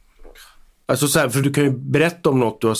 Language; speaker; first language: Swedish; native; Swedish